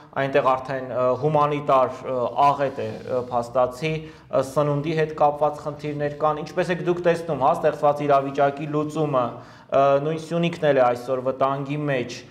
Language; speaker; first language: Armenian; native; Armenian